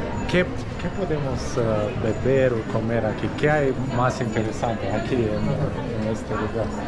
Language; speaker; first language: Spanish; non-native, learner; Romanian